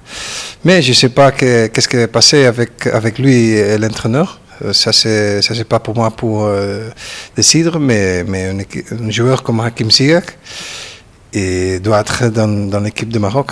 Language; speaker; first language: French; non-native, learner; Dutch